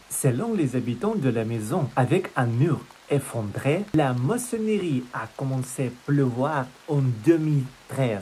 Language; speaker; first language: French; non-native, learner; Russian